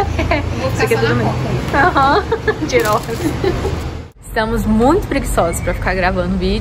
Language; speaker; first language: Portuguese; native; Portuguese